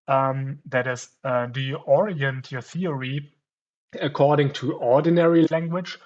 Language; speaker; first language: English; non-native, fluent; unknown